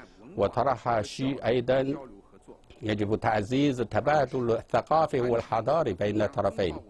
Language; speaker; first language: Arabic; non-native, fluent; Chinese